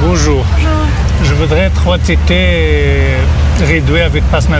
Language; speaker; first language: French; non-native, local second language; Arabic